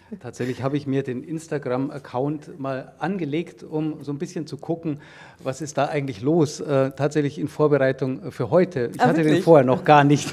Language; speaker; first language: German; native; German